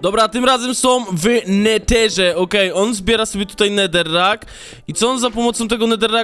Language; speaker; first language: Polish; native; Polish